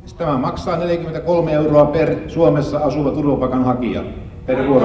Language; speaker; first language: Finnish; native; Finnish